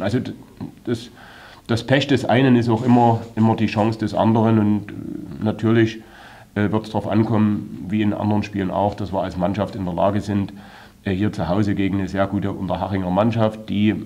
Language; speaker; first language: German; native; German